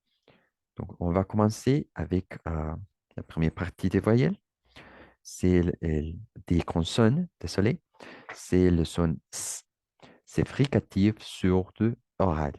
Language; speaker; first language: French; non-native, learner; Spanish